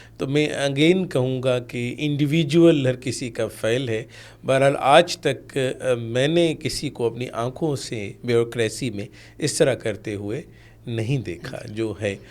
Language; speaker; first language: Urdu; non-native, local second language; Sindhi